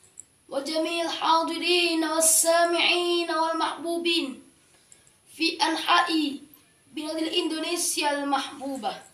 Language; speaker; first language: Arabic; non-native, learner; Indonesian